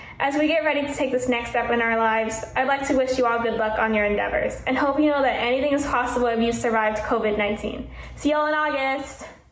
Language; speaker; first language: English; early bilingual, other home language; Vietnamese